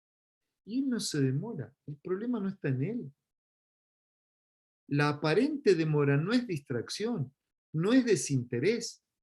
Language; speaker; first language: Spanish; native; Spanish